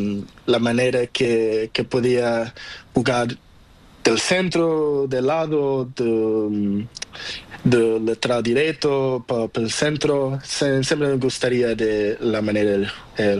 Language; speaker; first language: Spanish; non-native, learner; Portuguese